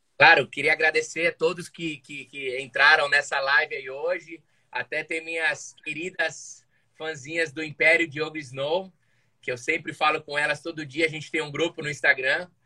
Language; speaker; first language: Portuguese; native; Portuguese